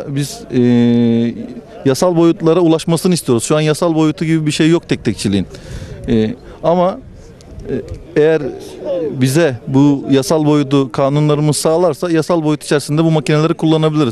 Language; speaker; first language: Turkish; native; Turkish